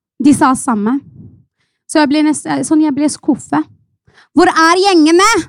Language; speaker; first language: Norwegian; non-native, fluent; Arabic